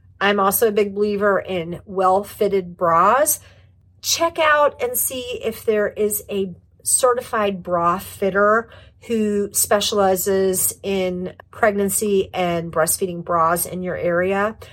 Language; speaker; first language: English; native; English